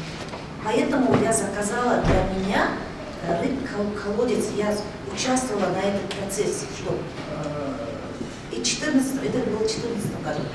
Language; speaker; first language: Russian; non-native, local second language; Kazakh